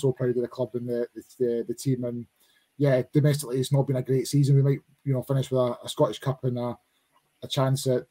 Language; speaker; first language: English; native; English